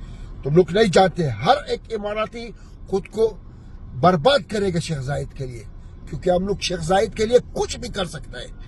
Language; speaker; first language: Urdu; non-native, learner; Arabic